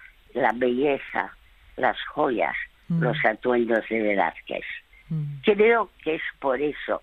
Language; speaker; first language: Spanish; early bilingual, other home language; French